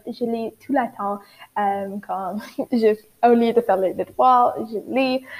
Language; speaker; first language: French; non-native, learner; English